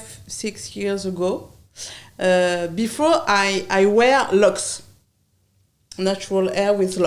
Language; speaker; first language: English; non-native, learner; French